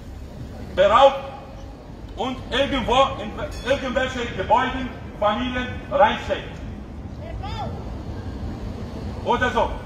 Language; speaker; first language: German; non-native, fluent; Romanian